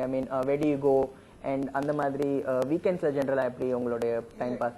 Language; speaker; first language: Tamil; native; Tamil